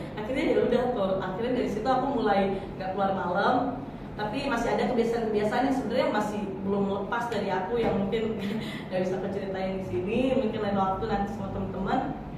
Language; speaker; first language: Indonesian; native; Indonesian